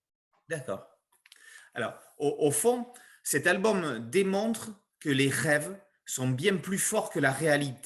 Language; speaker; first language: French; native; French